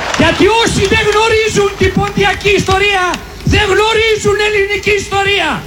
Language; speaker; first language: Greek; native; Greek